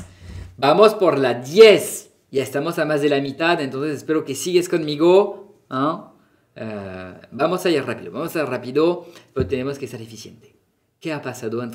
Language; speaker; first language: Spanish; non-native, fluent; French